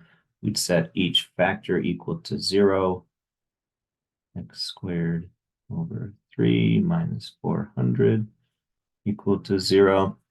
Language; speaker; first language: English; native; English